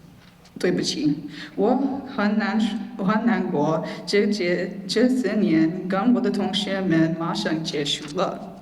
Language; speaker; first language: Chinese; non-native, learner; English